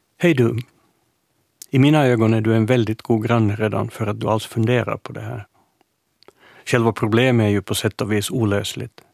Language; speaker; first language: Swedish; native; Swedish